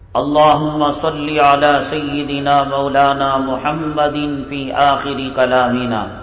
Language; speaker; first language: Urdu; native; Urdu